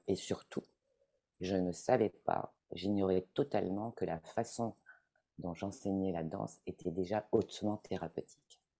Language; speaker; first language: French; non-native, fluent; Italian